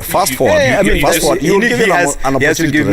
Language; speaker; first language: English; non-native, local second language; Kikuyu